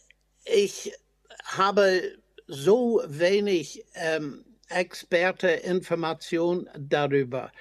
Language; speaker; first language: German; non-native, fluent; English